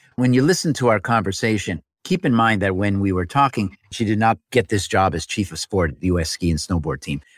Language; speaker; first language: English; native; English